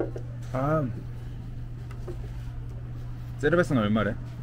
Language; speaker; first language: Spanish; non-native, learner; Korean